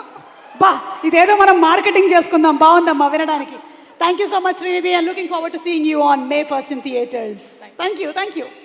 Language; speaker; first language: Telugu; native; Telugu